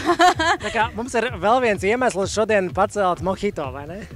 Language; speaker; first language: Latvian; native; Latvian